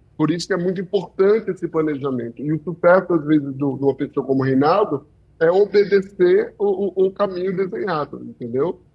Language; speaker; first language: Portuguese; early bilingual, heritage; Portuguese